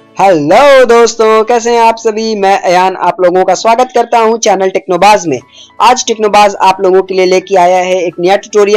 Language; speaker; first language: Hindi; native; Hindi